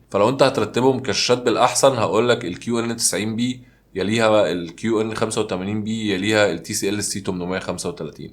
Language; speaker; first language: Arabic; native; Arabic